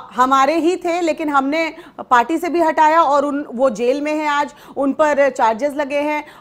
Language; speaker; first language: Hindi; native; Hindi